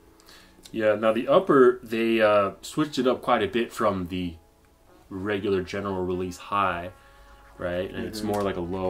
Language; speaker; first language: English; native; English